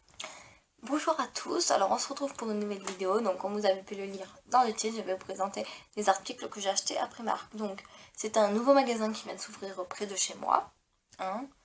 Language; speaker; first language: French; native; French